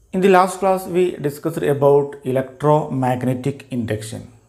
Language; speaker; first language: English; non-native, local second language; Malayalam